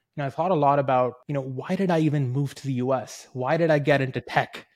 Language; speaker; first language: English; early bilingual, other home language; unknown